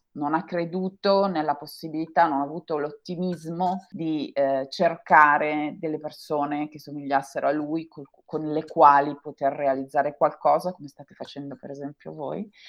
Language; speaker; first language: Italian; native; Italian